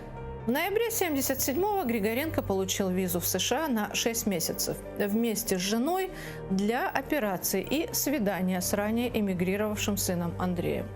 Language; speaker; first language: Russian; native; Russian